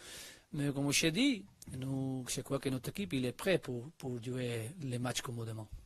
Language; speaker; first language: French; non-native, learner; Spanish